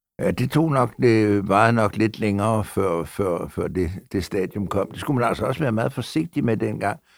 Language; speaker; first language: Danish; native; Danish